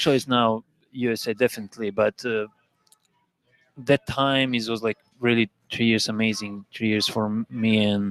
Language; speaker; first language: English; non-native, learner; Serbian